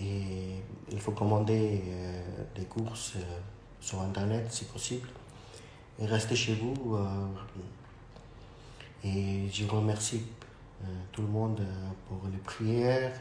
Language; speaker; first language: French; non-native, learner; Urdu